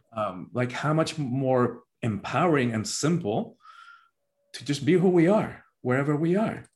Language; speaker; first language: English; early bilingual, other home language; Spanish